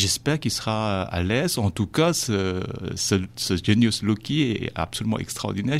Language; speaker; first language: French; non-native, fluent; Chinese